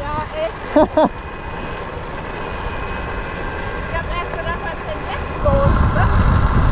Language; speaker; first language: German; native; German